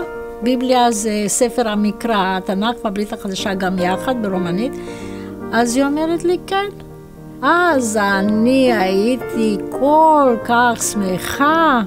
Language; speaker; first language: Hebrew; non-native, fluent; Romanian